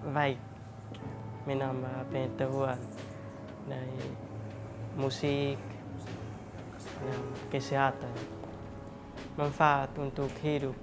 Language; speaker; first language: Indonesian; non-native, local second language; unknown